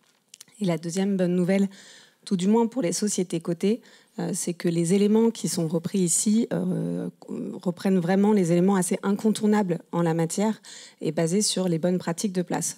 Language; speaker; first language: French; native; French